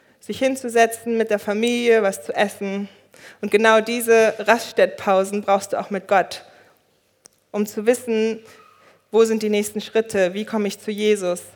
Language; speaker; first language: German; early bilingual, other home language; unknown